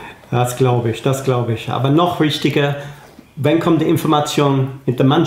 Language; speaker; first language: German; non-native, fluent; English